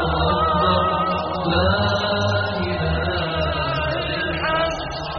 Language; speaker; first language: Arabic; native; Arabic